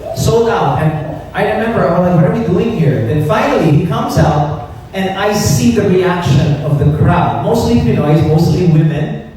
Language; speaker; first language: English; native; English